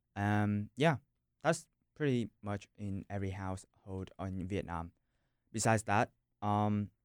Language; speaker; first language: English; non-native, fluent; Vietnamese